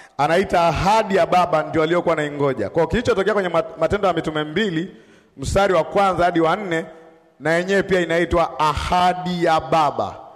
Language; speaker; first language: Swahili; native; Swahili